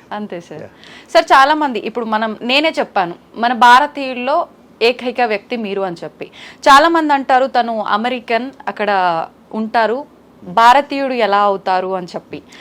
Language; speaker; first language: Telugu; native; Telugu